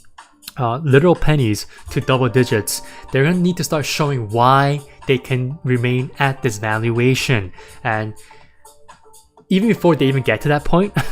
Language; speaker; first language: English; native; English